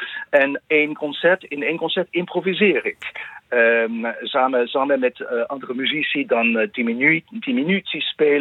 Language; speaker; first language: Dutch; non-native, fluent; English